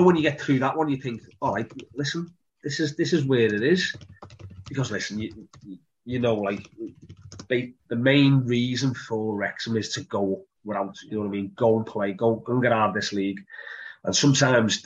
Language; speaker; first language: English; native; English